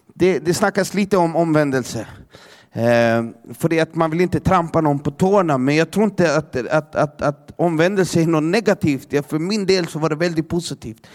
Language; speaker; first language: Swedish; native; Swedish